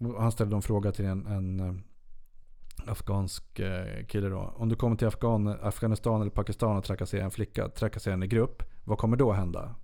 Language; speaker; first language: Swedish; native; Swedish